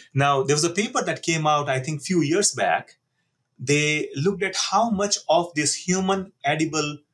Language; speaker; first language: English; non-native, local second language; Hindi